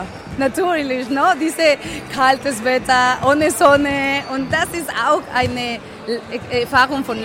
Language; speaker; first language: German; non-native, learner; Spanish